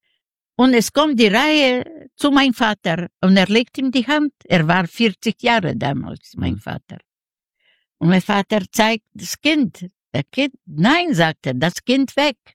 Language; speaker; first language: German; non-native, learner; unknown